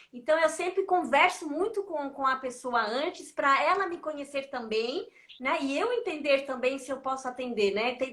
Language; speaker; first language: Portuguese; non-native, fluent; French